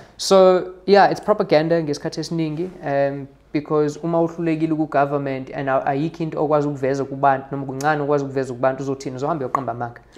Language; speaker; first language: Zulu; non-native, local second language; English